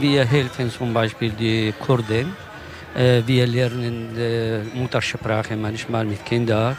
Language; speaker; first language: German; non-native, learner; Kurdish